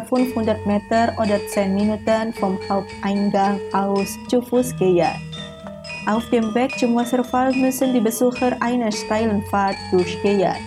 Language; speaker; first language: German; non-native, fluent; Indonesian